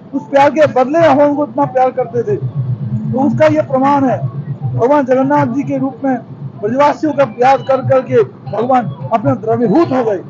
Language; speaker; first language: Hindi; non-native, local second language; Punjabi